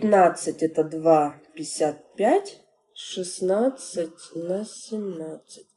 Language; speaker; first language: Russian; native; Russian